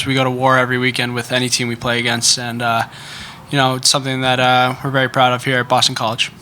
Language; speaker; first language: English; native; English